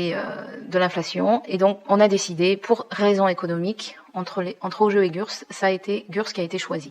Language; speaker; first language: French; native; French